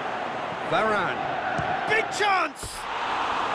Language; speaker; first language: English; native; English